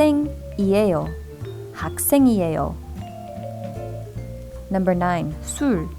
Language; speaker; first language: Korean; non-native, fluent; English